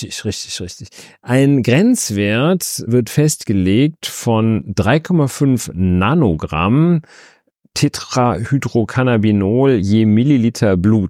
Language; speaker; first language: German; native; German